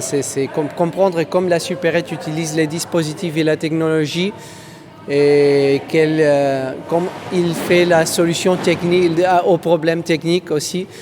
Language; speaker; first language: French; non-native, fluent; Spanish